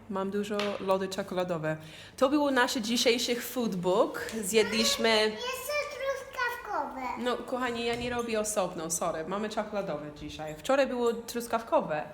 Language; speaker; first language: Polish; non-native, learner; English